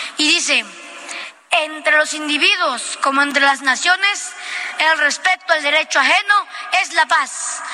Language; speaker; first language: Spanish; native; Spanish